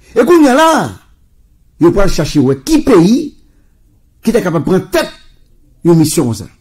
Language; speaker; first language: French; non-native, local second language; Haitian Creole